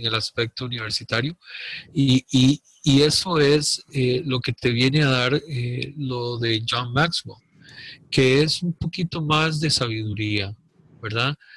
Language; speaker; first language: Spanish; native; Spanish